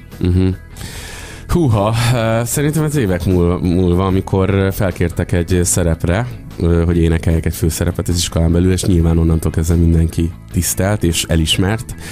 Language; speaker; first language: Hungarian; early bilingual, other home language; Urdu